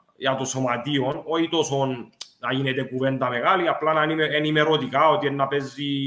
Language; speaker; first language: Greek; native; Greek